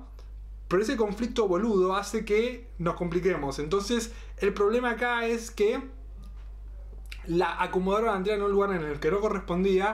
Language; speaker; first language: Spanish; native; Spanish